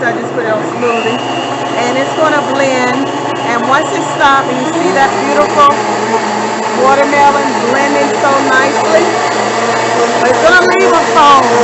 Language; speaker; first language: English; native; English